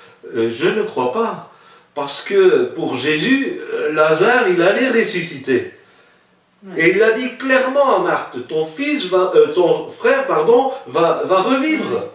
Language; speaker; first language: French; native; French